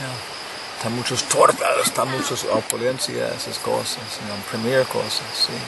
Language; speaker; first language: Spanish; non-native, learner; English